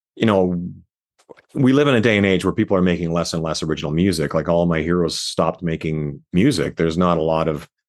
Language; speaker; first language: English; native; English